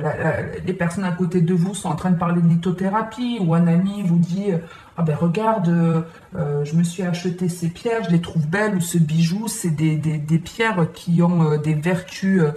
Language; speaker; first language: French; native; French